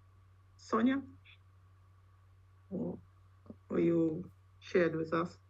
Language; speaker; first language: English; non-native, learner; Russian